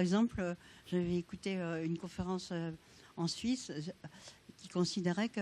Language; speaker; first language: French; native; French